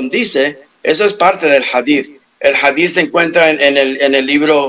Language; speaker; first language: Spanish; native; Spanish